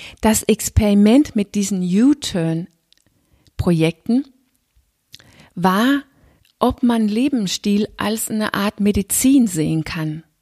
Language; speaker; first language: German; non-native, fluent; Danish